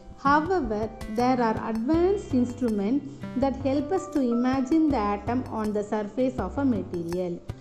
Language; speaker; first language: English; non-native, local second language; Tamil